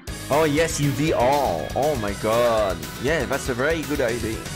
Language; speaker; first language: English; non-native, fluent; French